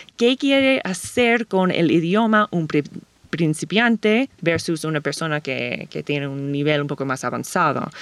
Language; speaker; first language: Spanish; non-native, fluent; English